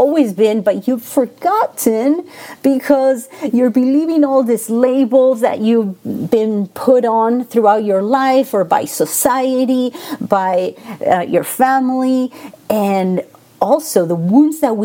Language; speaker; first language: English; non-native, fluent; Spanish